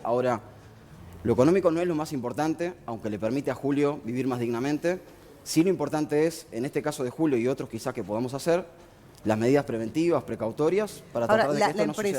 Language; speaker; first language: Spanish; native; Spanish